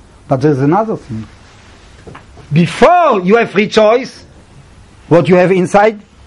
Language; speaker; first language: English; non-native, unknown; Hebrew